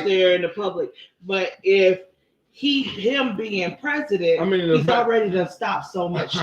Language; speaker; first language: English; native; English